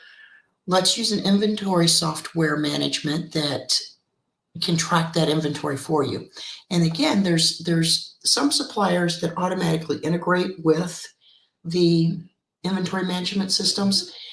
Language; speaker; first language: English; native; English